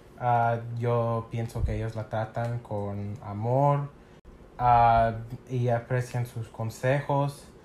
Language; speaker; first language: Spanish; early bilingual, heritage; Spanish